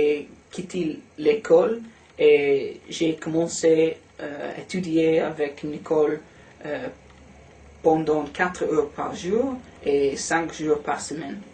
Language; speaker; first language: French; non-native, learner; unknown